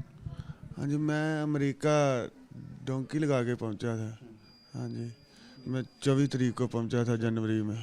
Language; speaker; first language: Hindi; non-native, local second language; Punjabi